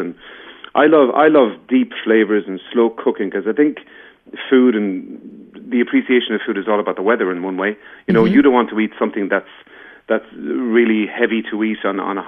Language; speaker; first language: English; native; English